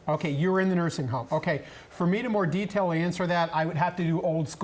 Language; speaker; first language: English; native; English